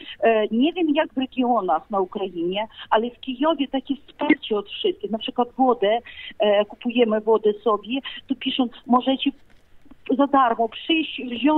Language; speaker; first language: Polish; non-native, fluent; Ukrainian